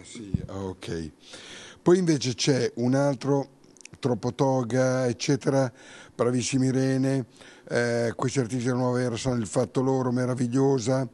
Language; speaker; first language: Italian; native; Italian